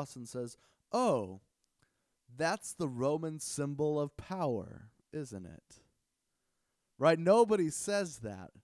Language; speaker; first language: English; native; English